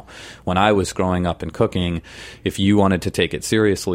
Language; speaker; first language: English; native; English